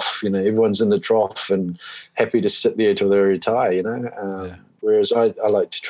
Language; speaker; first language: English; native; English